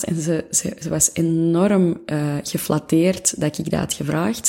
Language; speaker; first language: Dutch; native; Dutch